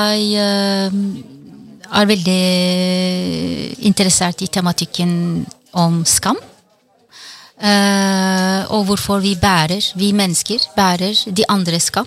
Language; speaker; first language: Norwegian; non-native, fluent; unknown